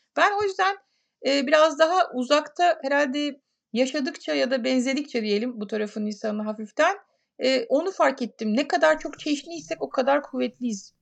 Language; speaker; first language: Turkish; native; Turkish